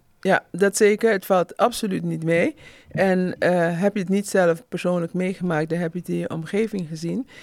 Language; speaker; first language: Dutch; native; Dutch